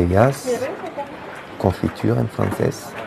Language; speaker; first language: Portuguese; non-native, fluent; French